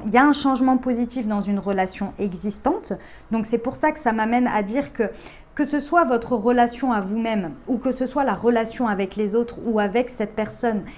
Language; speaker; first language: French; native; French